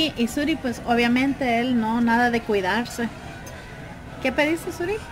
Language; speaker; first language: Spanish; native; Spanish